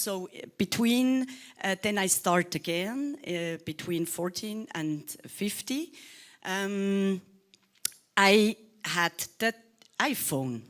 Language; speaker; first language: English; non-native, learner; Swiss German